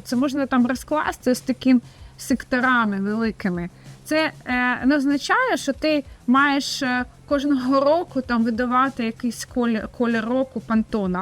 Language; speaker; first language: Ukrainian; native; Ukrainian